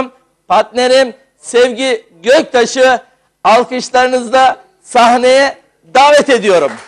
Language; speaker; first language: Turkish; native; Turkish